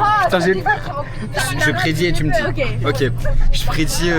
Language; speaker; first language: French; native; French